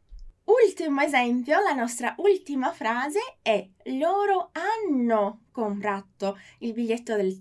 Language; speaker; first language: Italian; non-native, fluent; Portuguese